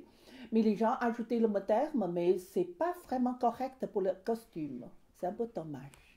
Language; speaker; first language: French; non-native, learner; Chinese